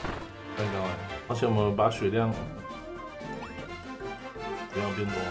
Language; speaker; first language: Chinese; native; Chinese